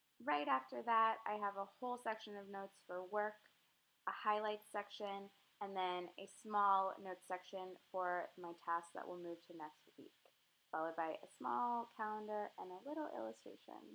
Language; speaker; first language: English; native; English